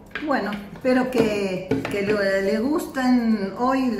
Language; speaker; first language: Spanish; non-native, fluent; Arabic